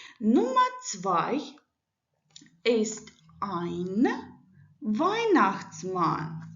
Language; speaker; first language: German; non-native, fluent; Ukrainian